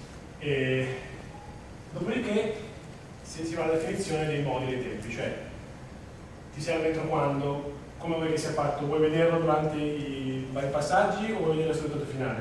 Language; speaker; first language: Italian; native; Italian